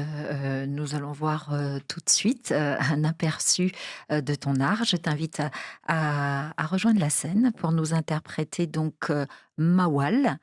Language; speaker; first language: French; native; French